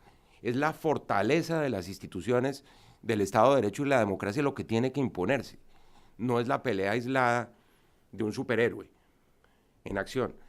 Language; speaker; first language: Spanish; native; Spanish